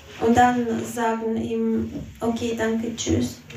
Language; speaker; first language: German; non-native, fluent; Russian